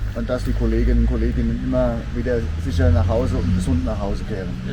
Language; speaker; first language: German; native; German